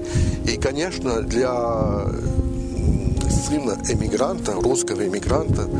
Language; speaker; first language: Russian; early bilingual, heritage; Russian